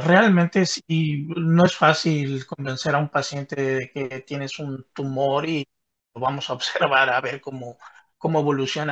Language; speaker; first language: Spanish; native; Spanish